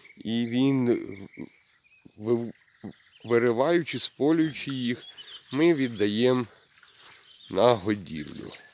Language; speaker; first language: Ukrainian; native; Ukrainian